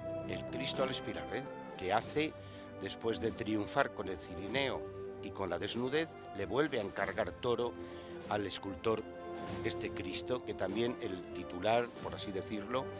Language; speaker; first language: Spanish; native; Spanish